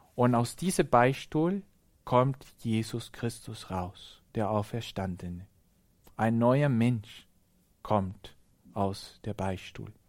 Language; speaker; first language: German; non-native, fluent; Spanish